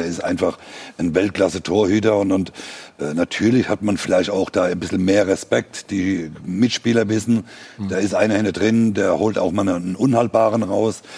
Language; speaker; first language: German; native; German